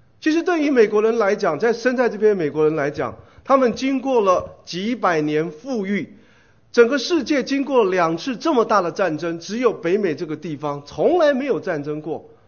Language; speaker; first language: Chinese; native; Chinese